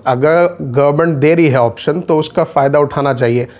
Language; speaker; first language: Hindi; native; Hindi